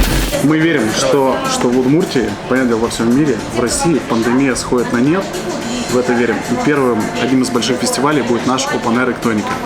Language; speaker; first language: Russian; native; Russian